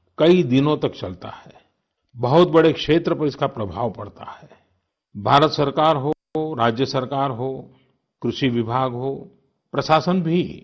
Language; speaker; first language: Hindi; non-native, local second language; Gujarati